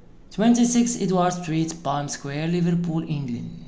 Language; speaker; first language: English; non-native, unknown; Arabic